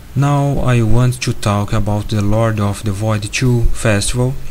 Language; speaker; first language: English; non-native, learner; Portuguese